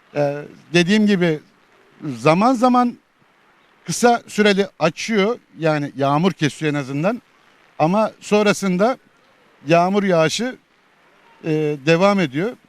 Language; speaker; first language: Turkish; native; Turkish